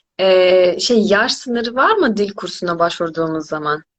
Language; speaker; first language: Turkish; non-native, fluent; Korean